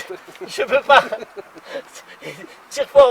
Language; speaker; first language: French; native; French